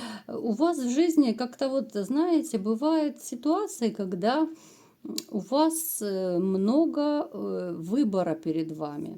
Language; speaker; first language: Russian; native; Russian